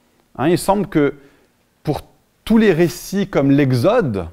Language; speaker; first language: French; native; French